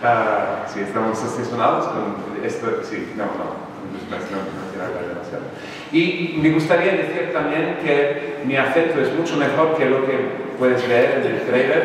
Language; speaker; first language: Spanish; non-native, fluent; English